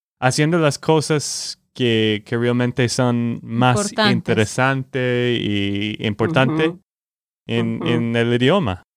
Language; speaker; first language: Spanish; non-native, fluent; English